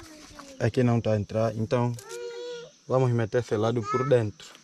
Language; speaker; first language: Portuguese; non-native, fluent; Vietnamese